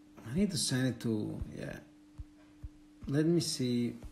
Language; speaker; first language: English; non-native, fluent; Italian